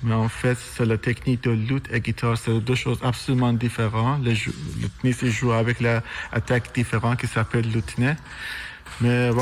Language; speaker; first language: French; non-native, fluent; Persian